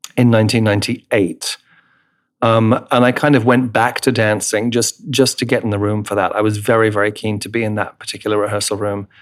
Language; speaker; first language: English; native; English